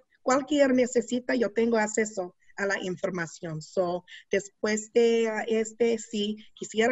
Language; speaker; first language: Spanish; non-native, learner; English